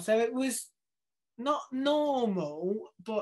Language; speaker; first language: English; native; English